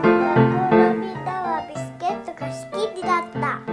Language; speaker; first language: Japanese; early bilingual, other home language; Uyghur